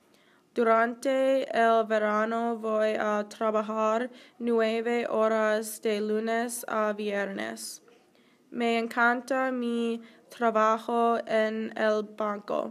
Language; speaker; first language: Spanish; non-native, learner; English